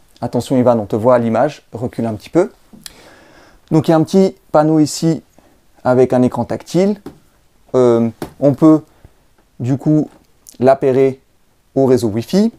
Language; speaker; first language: French; native; French